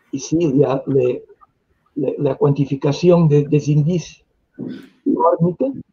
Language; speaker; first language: French; non-native, fluent; Spanish